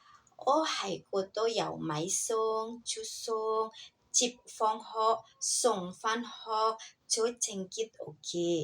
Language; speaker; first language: Cantonese; non-native, learner; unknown